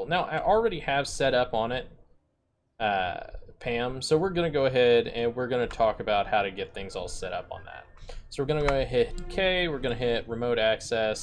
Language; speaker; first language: English; native; English